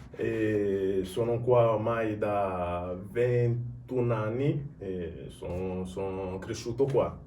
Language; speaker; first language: Italian; early bilingual, other home language; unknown